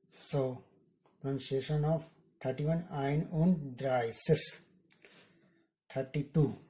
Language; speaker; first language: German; non-native, learner; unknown